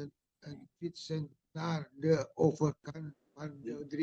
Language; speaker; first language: Dutch; non-native, learner; Indonesian